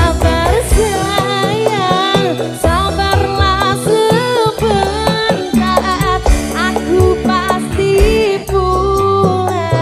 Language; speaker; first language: Indonesian; native; Indonesian